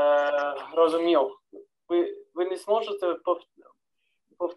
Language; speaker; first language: Ukrainian; non-native, learner; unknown